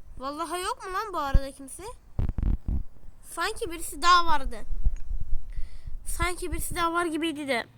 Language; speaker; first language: Turkish; native; Turkish